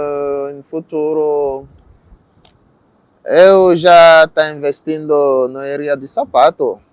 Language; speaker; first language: Portuguese; non-native, learner; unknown